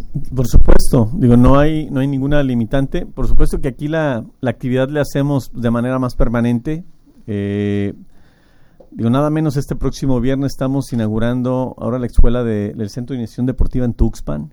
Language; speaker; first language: Spanish; native; Spanish